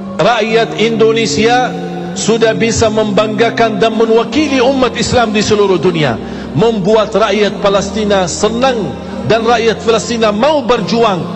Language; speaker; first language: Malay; non-native, fluent; Arabic